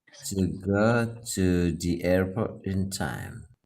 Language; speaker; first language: English; non-native, learner; Indonesian